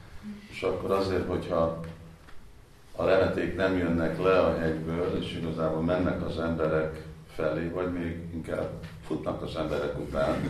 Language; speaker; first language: Hungarian; non-native, fluent; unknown